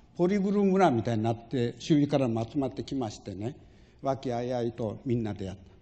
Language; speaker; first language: Japanese; native; Japanese